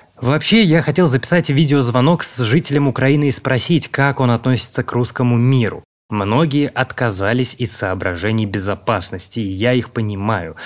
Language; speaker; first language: Russian; native; Russian